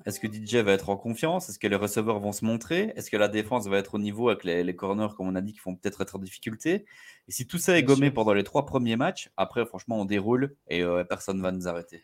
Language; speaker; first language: French; native; French